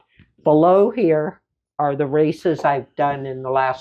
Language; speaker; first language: English; native; English